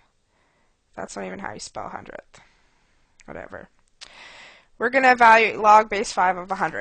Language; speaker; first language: English; native; English